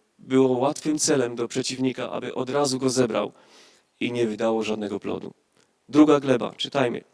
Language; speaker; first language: Polish; native; Polish